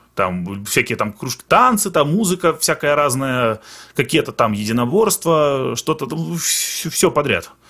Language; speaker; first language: Russian; early bilingual, other home language; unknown